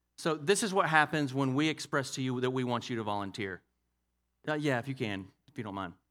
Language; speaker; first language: English; native; English